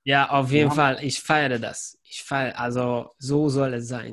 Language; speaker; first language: German; non-native, fluent; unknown